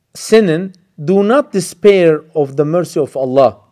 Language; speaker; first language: English; non-native, fluent; Turkish